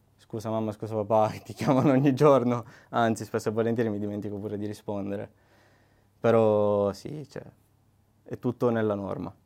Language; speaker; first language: Italian; native; Italian